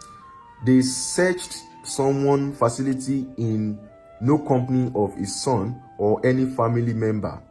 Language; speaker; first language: English; non-native, local second language; Yoruba